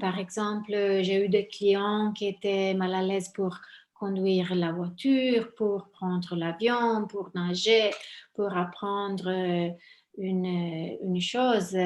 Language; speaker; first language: French; non-native, fluent; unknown